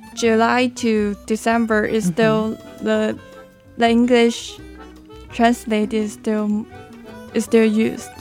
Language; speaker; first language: English; non-native, learner; Chinese